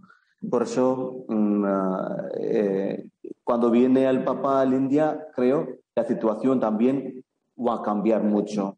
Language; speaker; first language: Spanish; non-native, fluent; Malayalam